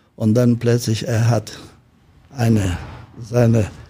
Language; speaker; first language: German; non-native, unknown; Polish